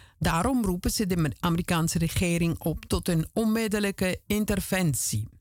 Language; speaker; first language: Dutch; non-native, fluent; Italian